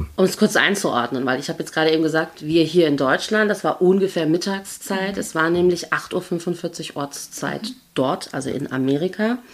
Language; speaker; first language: German; native; German